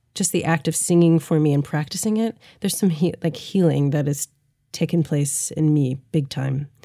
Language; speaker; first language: English; native; English